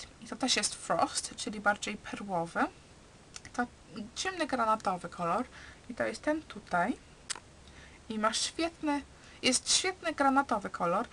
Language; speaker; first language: Polish; early bilingual, heritage; Polish